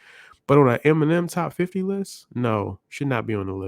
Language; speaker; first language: English; native; English